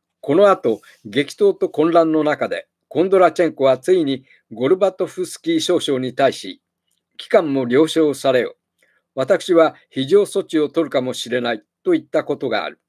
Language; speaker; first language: Japanese; native; Japanese